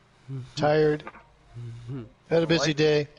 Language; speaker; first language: English; native; English